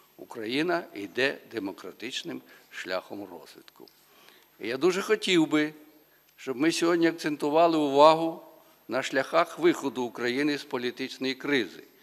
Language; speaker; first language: Ukrainian; native; Ukrainian